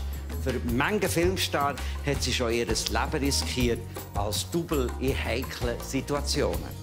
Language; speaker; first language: German; native; German